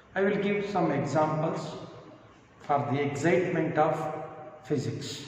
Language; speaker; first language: English; non-native, local second language; Kannada